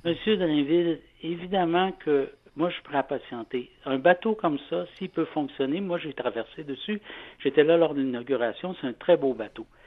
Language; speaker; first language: French; native; French